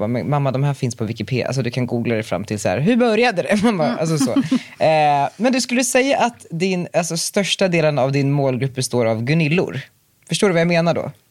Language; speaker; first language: Swedish; native; Swedish